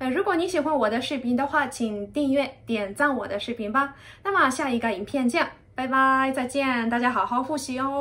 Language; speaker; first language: Chinese; non-native, fluent; Japanese